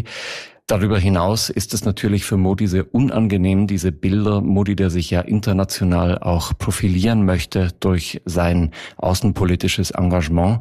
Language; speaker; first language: German; native; German